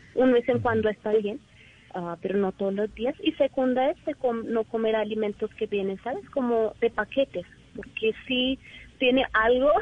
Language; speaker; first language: Spanish; non-native, learner; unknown